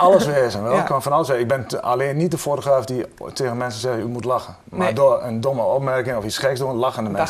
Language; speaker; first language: Dutch; native; Dutch